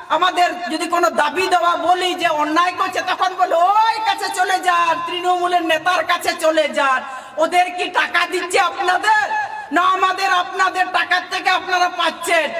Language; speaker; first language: Bangla; non-native, local second language; Santali